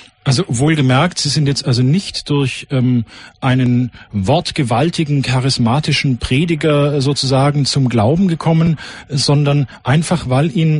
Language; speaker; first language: German; native; German